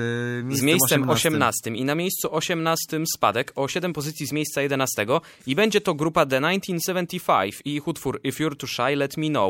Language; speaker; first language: Polish; native; Polish